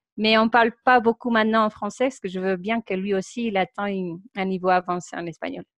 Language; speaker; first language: French; non-native, fluent; Spanish